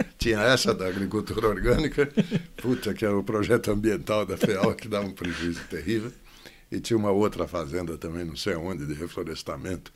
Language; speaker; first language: Portuguese; native; Portuguese